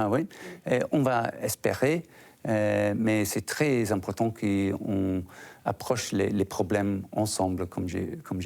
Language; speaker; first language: French; non-native, fluent; English